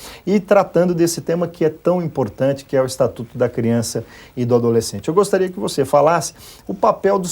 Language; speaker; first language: Portuguese; native; Portuguese